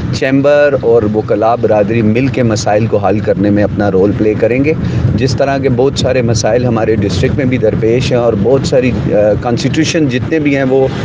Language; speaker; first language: Urdu; non-native, local second language; Northern Hindko